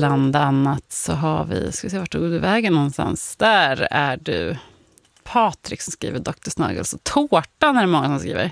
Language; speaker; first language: Swedish; native; Swedish